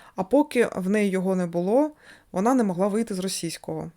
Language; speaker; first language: Ukrainian; non-native, local second language; Russian